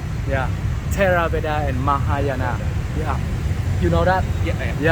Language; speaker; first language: English; non-native, learner; Vietnamese